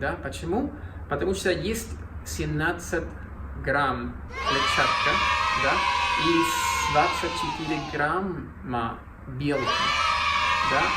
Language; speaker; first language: Russian; non-native, learner; Spanish